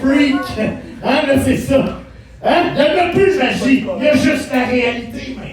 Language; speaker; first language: French; native; French